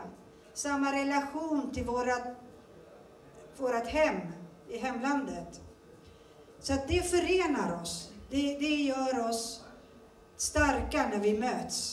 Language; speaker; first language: Swedish; early bilingual, other home language; Turoyo